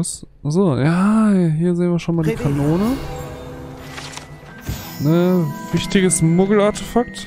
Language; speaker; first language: German; native; German